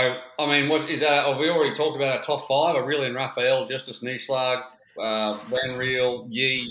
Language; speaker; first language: English; native; English